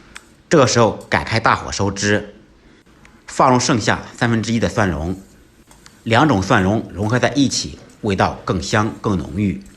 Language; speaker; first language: Chinese; native; Chinese